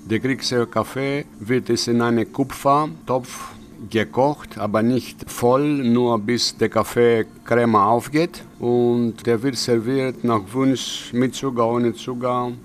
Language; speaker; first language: German; non-native, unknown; Greek